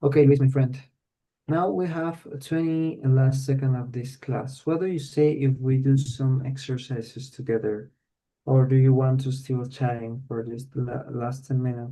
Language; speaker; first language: English; non-native, fluent; Spanish